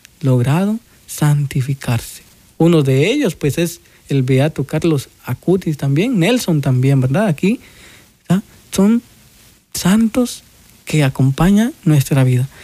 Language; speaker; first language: Spanish; native; Spanish